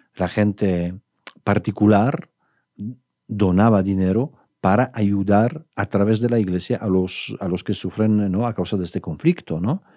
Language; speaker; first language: Spanish; non-native, fluent; Polish